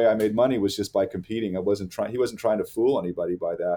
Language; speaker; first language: English; native; English